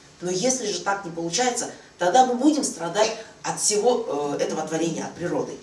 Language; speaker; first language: Russian; non-native, fluent; Korean